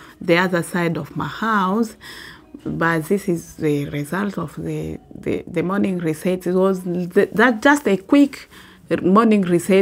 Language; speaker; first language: English; non-native, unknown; Swahili